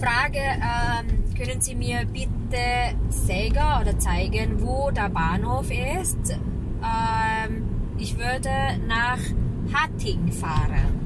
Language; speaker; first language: German; non-native, learner; Filipino